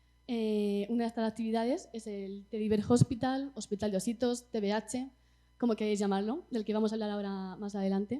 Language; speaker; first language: Spanish; native; Spanish